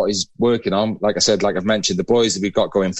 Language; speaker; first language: English; native; English